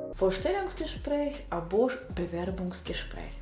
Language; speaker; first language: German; non-native, fluent; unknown